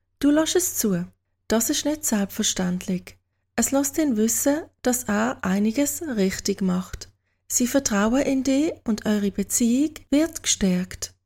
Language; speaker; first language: German; native; German